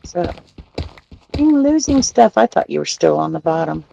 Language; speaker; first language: English; native; English